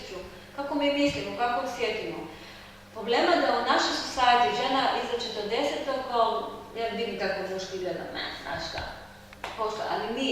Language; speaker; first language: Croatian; non-native, learner; Hebrew